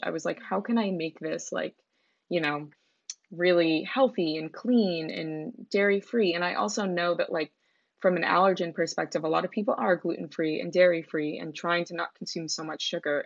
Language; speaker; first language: English; native; English